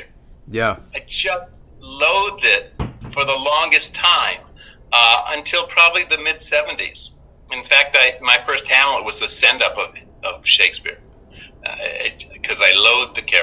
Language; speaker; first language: English; native; English